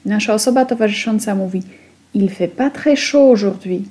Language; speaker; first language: French; non-native, fluent; Polish